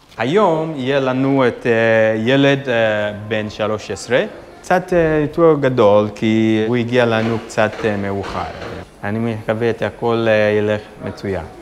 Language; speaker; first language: Hebrew; non-native, fluent; Swahili